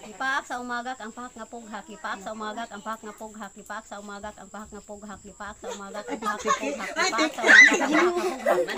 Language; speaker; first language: Cebuano; native; Cebuano